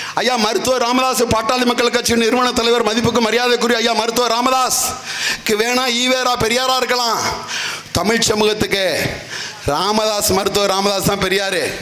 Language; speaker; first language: Tamil; native; Tamil